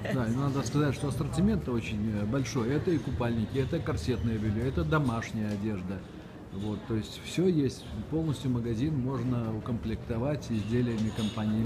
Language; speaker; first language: Russian; native; Russian